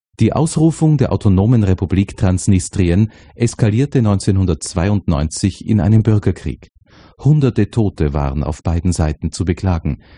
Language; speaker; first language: German; native; German